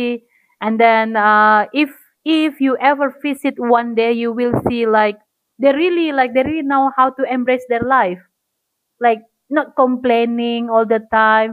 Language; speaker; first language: English; non-native, fluent; Indonesian